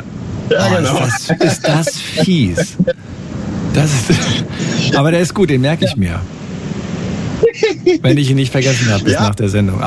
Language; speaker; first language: German; native; German